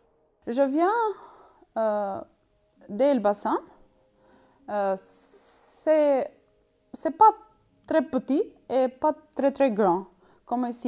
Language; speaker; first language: French; non-native, learner; Albanian